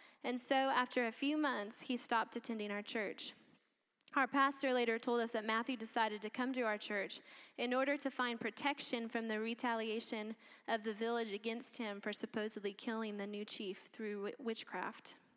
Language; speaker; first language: English; native; English